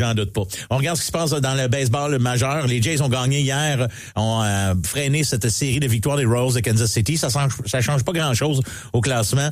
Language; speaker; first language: French; native; French